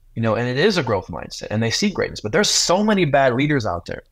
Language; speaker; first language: English; native; English